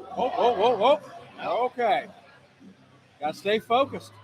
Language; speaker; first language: English; native; English